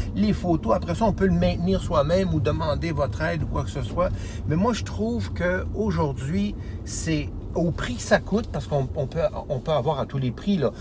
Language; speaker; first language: French; native; French